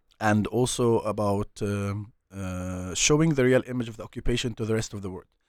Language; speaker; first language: English; non-native, fluent; Arabic